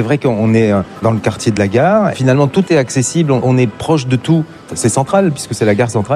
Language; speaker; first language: French; native; French